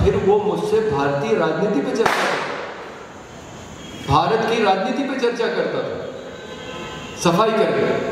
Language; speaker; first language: Hindi; native; Hindi